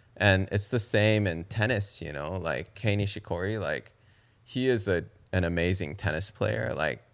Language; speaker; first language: English; early bilingual, other home language; Japanese